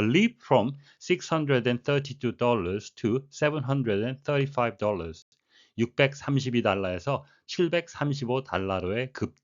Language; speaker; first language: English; non-native, fluent; Korean